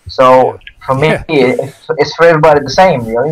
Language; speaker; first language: English; non-native, fluent; Dutch